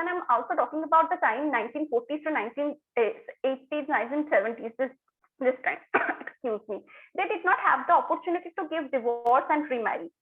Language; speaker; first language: English; non-native, local second language; Bangla